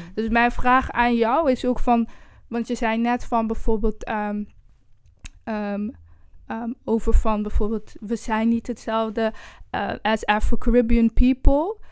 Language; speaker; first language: Dutch; early bilingual, other home language; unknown